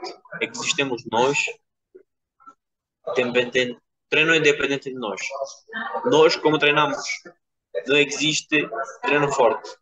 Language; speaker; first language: Portuguese; non-native, fluent; Georgian